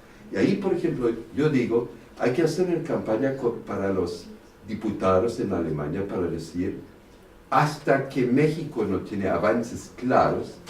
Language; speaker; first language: Spanish; non-native, fluent; German